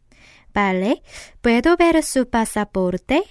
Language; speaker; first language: Spanish; non-native, fluent; Korean